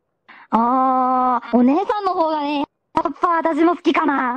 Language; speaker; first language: Japanese; native; Japanese